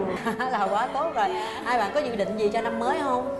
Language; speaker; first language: Vietnamese; native; Vietnamese